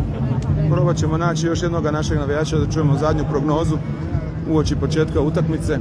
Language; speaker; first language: Serbian; native; Serbian